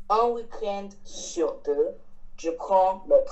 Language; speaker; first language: French; non-native, learner; Chinese